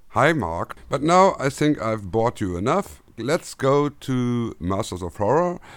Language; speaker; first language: English; non-native, fluent; German